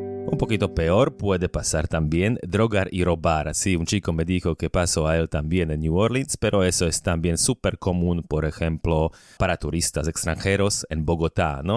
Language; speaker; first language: Spanish; non-native, fluent; Slovak